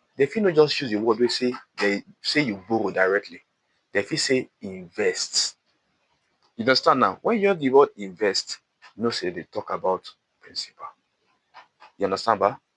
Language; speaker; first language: Nigerian Pidgin; native; Nigerian Pidgin